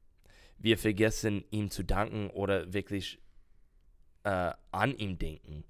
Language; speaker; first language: German; non-native, learner; English